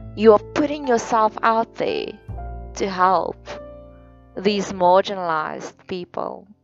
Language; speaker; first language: English; non-native, local second language; Afrikaans